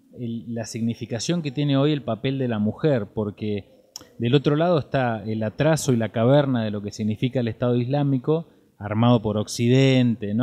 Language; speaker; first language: Spanish; native; Spanish